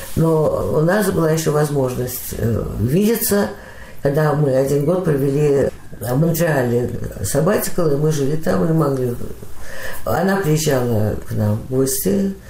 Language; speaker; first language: Russian; native; Russian